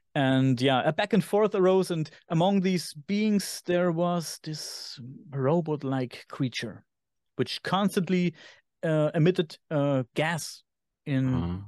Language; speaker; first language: English; non-native, fluent; German